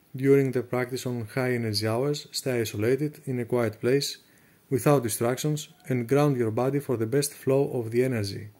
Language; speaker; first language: English; non-native, fluent; Greek